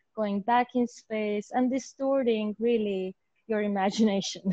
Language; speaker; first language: English; native; English